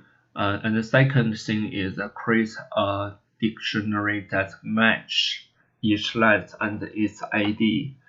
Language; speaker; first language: English; non-native, learner; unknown